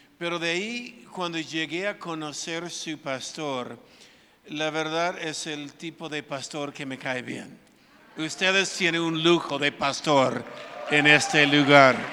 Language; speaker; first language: Spanish; non-native, fluent; English